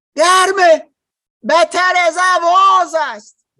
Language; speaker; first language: Persian; non-native, learner; German